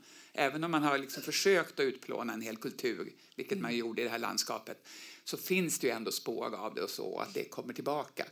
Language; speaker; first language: Swedish; native; Swedish